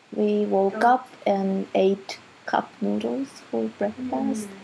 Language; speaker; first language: English; non-native, learner; Japanese